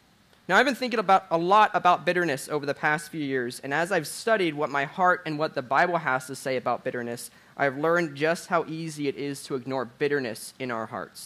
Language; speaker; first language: English; native; English